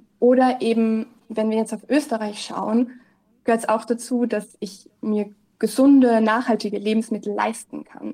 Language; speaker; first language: German; native; German